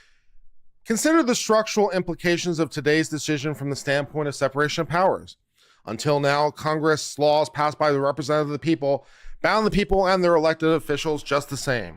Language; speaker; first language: English; native; English